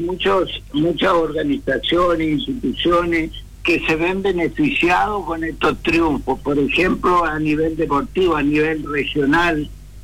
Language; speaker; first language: Spanish; native; Spanish